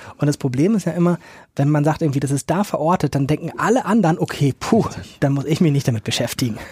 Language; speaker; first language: German; native; German